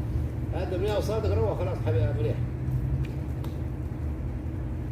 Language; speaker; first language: Arabic; non-native, learner; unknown